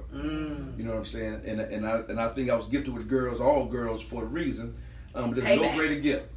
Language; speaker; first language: English; native; English